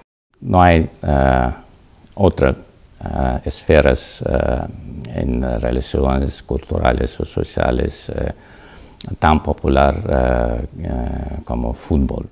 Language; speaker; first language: Spanish; non-native, learner; Azerbaijani